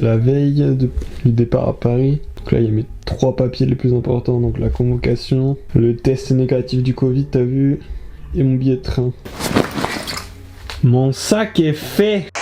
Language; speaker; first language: French; native; French